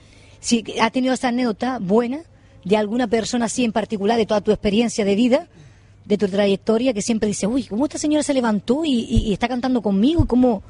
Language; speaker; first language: Spanish; native; Spanish